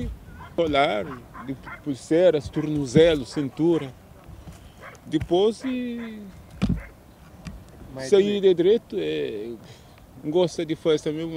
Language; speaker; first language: Portuguese; non-native, local second language; Kabuverdianu